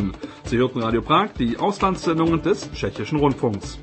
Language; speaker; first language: German; native; German